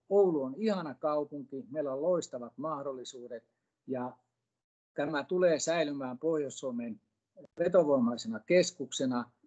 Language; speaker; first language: Finnish; native; Finnish